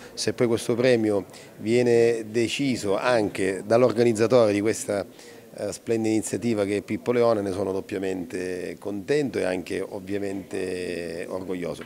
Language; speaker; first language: Italian; native; Italian